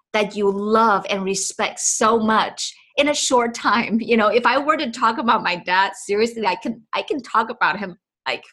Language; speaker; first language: English; non-native, fluent; Chinese